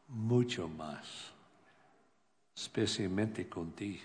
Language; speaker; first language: Spanish; non-native, learner; English